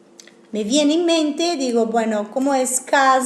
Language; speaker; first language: Spanish; non-native, fluent; Italian